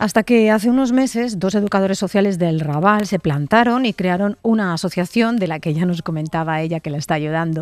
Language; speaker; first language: Spanish; native; Spanish